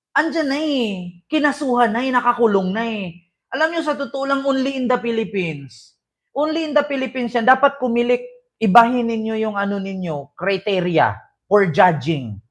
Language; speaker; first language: Filipino; non-native, local second language; Cebuano